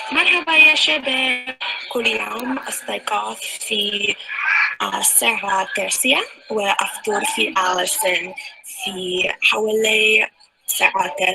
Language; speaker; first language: Arabic; non-native, learner; English